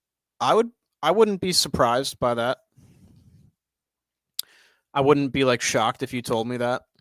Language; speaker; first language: English; native; English